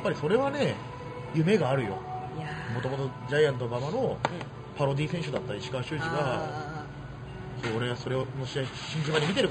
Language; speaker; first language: Japanese; native; Japanese